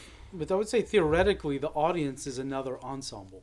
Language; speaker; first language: English; early bilingual, other home language; Spanish